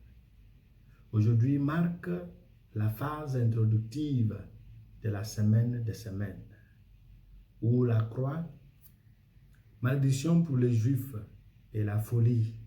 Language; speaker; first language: French; non-native, fluent; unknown